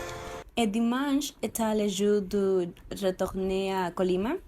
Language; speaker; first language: French; non-native, learner; Spanish